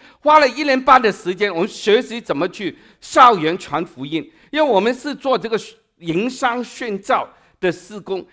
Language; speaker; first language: Chinese; non-native, local second language; Cantonese